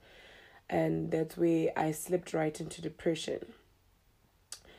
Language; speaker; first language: English; non-native, local second language; Tswana